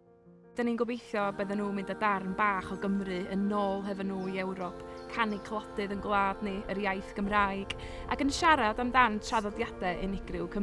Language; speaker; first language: Welsh; native; Welsh